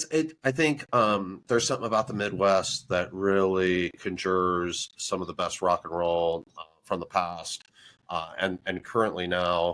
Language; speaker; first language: English; native; English